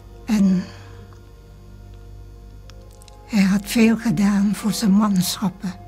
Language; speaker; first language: Dutch; early bilingual, other home language; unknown